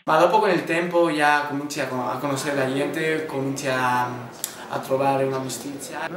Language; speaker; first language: Italian; non-native, learner; Spanish